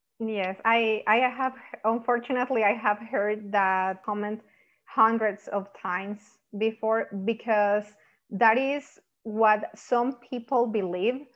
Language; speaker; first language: English; non-native, fluent; Spanish